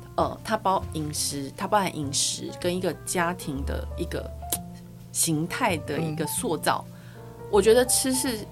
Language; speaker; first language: Chinese; native; Chinese